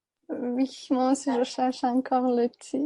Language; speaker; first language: French; non-native, fluent; Turkish